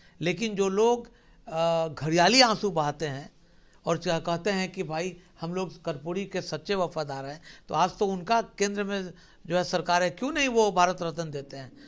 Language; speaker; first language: Hindi; native; Hindi